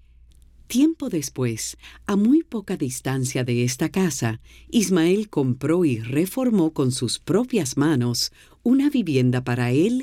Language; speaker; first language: Spanish; native; Spanish